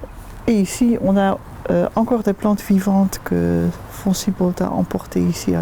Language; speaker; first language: French; non-native, fluent; Dutch